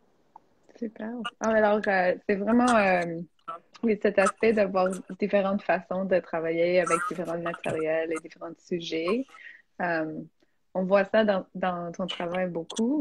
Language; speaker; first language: French; non-native, fluent; English